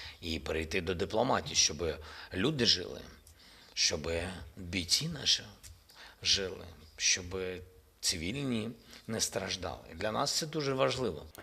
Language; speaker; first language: Ukrainian; non-native, local second language; Russian